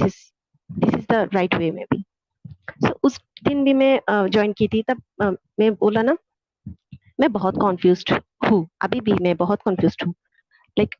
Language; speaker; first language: Hindi; non-native, fluent; Bangla